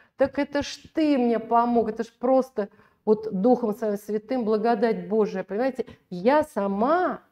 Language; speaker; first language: Russian; native; Russian